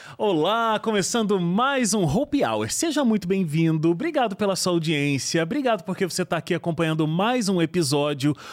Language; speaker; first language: Portuguese; native; Portuguese